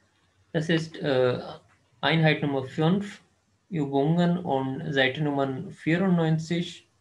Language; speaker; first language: German; non-native, fluent; Urdu